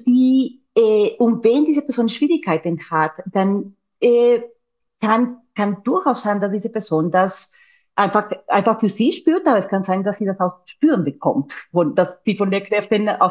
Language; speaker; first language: German; non-native, fluent; Spanish